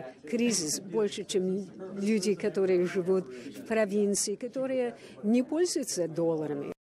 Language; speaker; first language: Russian; non-native, fluent; English